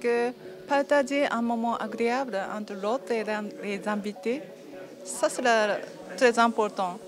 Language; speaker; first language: French; non-native, fluent; Japanese